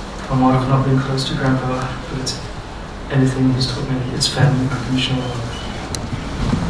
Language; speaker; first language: English; early bilingual, other home language; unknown